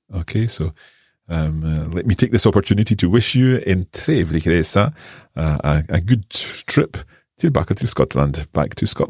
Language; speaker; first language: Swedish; non-native, learner; English